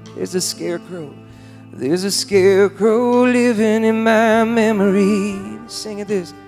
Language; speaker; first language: English; native; English